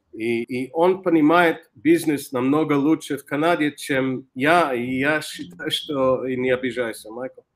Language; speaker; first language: Russian; non-native, fluent; English